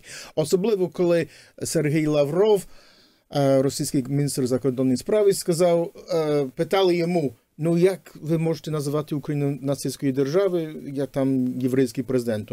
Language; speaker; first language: Ukrainian; early bilingual, heritage; Ukrainian